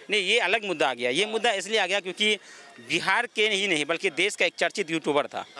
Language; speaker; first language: Hindi; native; Hindi